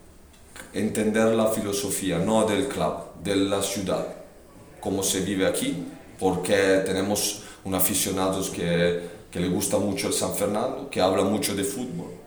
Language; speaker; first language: Spanish; non-native, fluent; Italian